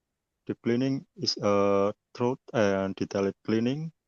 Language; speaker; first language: English; non-native, learner; Indonesian